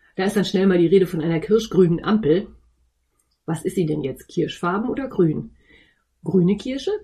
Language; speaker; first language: German; native; German